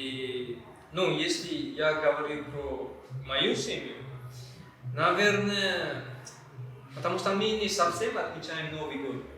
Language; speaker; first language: Russian; non-native, learner; Malay